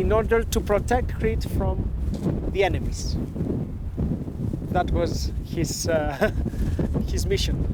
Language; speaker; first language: English; non-native, fluent; Greek